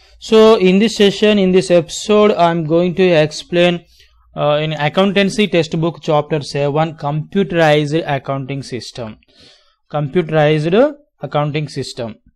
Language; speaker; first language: English; non-native, local second language; Telugu